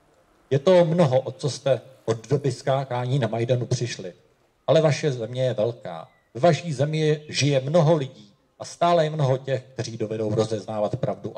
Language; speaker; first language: Czech; native; Czech